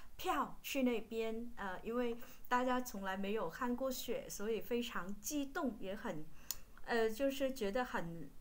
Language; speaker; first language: Chinese; non-native, fluent; Vietnamese